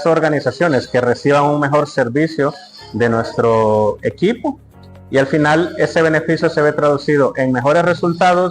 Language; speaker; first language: Spanish; native; Spanish